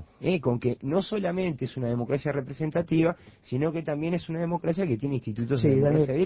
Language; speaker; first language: Spanish; native; Spanish